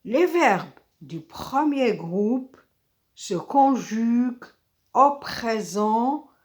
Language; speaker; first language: French; non-native, local second language; Arabic